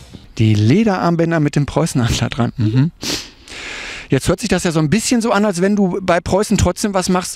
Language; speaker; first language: German; native; German